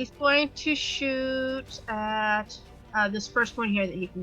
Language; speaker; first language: English; native; English